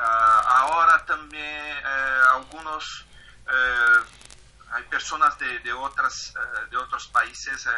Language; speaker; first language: Spanish; non-native, fluent; Portuguese